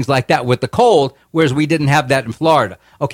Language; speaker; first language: English; native; English